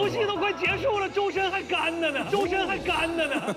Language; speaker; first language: Chinese; native; Chinese